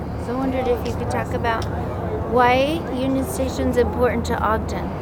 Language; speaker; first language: English; native; English